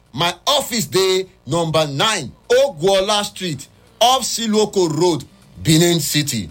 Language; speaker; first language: Nigerian Pidgin; native; Nigerian Pidgin